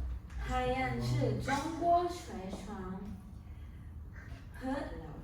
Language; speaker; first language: Chinese; non-native, learner; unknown